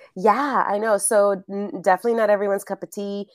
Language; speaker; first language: English; early bilingual, other home language; Spanish